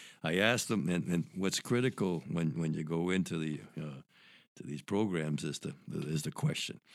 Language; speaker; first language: English; early bilingual, other home language; Spanish